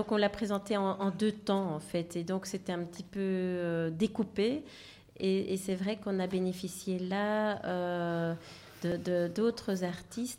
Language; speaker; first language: French; native; French